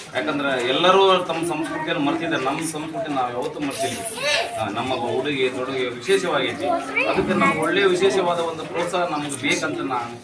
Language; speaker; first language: Kannada; non-native, local second language; Lambadi